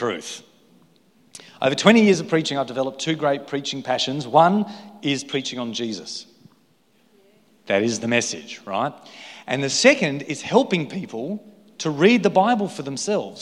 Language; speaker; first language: English; native; English